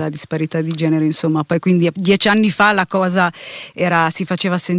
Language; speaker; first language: Italian; native; Italian